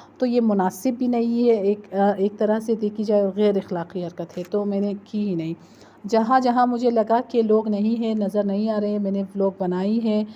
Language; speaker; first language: Urdu; native; Urdu